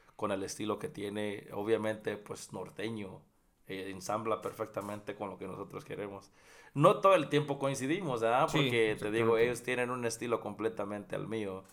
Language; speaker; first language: Spanish; native; Spanish